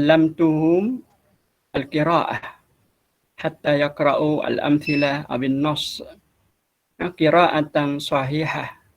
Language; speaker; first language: Arabic; non-native, fluent; Malay